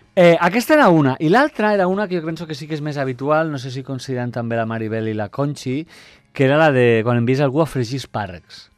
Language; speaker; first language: Catalan; native; Catalan